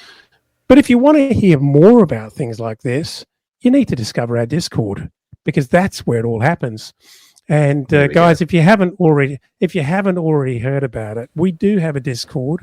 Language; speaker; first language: English; native; English